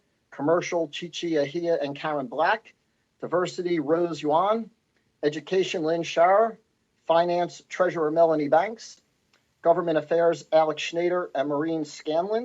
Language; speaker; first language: English; native; English